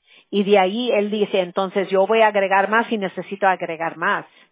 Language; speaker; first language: Spanish; early bilingual, heritage; Spanish